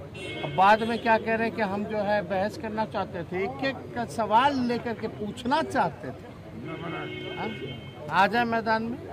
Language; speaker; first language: Hindi; native; Hindi